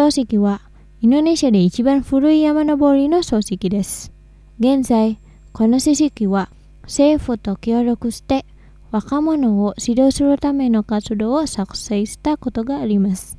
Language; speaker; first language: Japanese; non-native, fluent; Indonesian